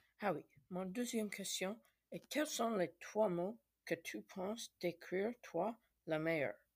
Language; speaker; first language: French; non-native, learner; English